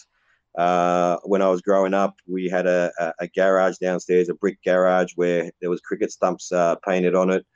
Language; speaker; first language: English; native; English